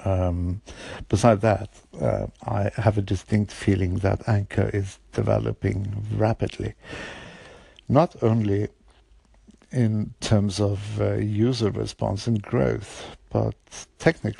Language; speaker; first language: English; non-native, fluent; Norwegian